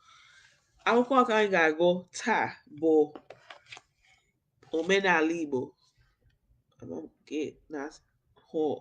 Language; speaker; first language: Igbo; non-native, learner; English